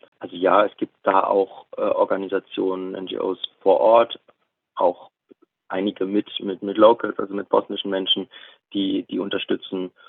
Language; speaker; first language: German; native; German